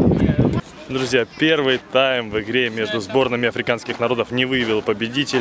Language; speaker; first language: Russian; native; Russian